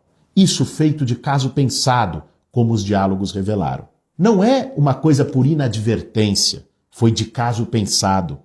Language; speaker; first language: Portuguese; native; Portuguese